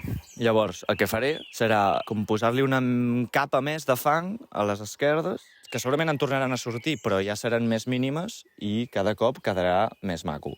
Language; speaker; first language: Catalan; native; Catalan